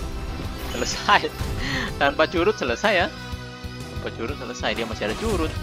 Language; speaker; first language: Indonesian; native; Indonesian